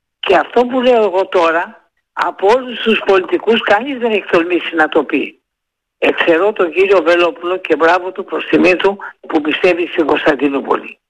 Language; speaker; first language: Greek; native; Greek